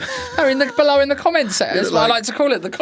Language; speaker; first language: English; native; English